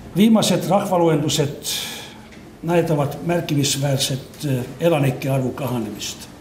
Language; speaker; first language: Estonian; non-native, fluent; Hungarian